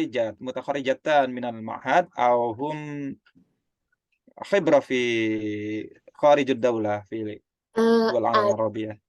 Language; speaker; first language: Arabic; non-native, fluent; Indonesian